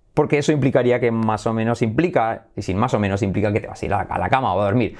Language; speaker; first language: Spanish; native; Spanish